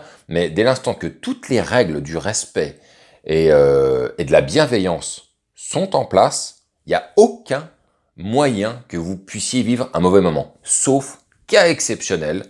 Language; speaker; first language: French; native; French